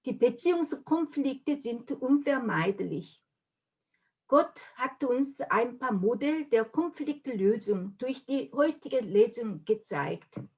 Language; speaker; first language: German; non-native, fluent; Korean